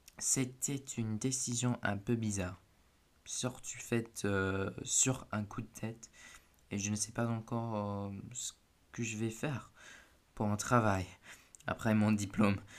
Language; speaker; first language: French; non-native, fluent; English